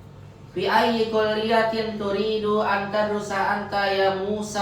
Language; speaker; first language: Arabic; non-native, fluent; Indonesian